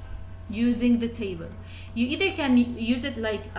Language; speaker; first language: English; non-native, fluent; Arabic